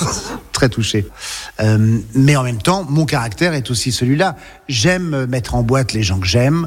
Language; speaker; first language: French; native; French